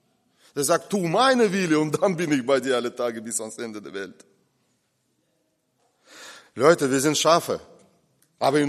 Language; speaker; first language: German; non-native, fluent; Russian